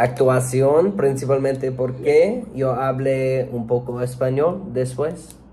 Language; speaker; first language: Spanish; non-native, learner; English